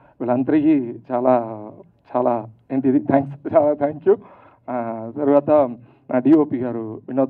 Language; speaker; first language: Telugu; non-native, local second language; Tamil